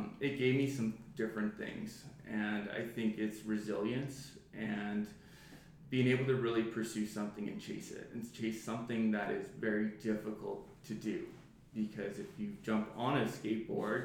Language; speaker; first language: English; native; English